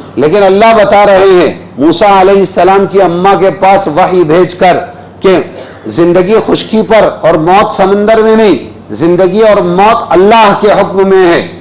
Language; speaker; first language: Urdu; native; Urdu